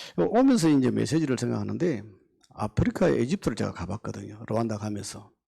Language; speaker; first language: Korean; native; Korean